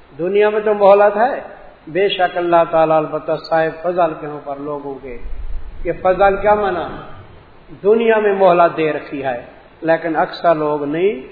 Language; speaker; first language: Urdu; non-native, local second language; Punjabi